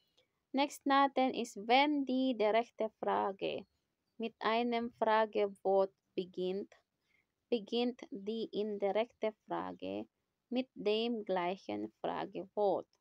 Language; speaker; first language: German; non-native, fluent; Filipino